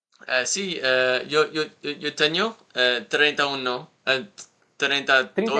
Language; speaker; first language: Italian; non-native, learner; English